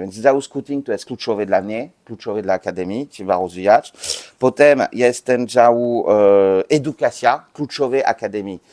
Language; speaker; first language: Polish; non-native, learner; French